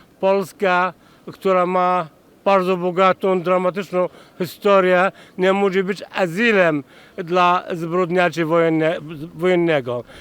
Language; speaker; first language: Polish; non-native, fluent; Arabic